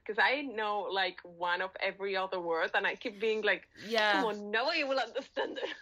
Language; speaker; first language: English; non-native, fluent; Catalan